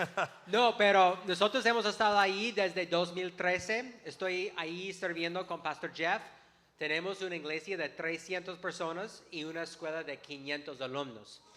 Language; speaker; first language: Spanish; non-native, fluent; English